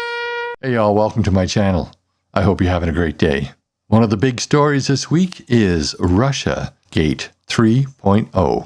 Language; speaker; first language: English; native; English